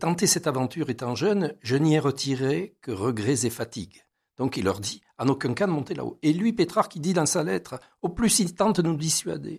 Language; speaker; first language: French; native; French